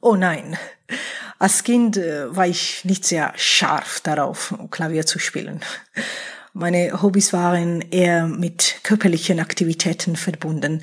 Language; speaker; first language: German; non-native, fluent; Georgian